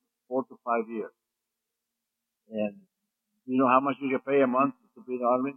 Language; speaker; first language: English; non-native, fluent; Croatian